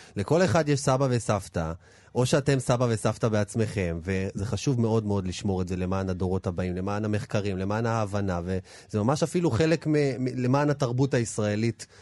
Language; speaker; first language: Hebrew; native; Hebrew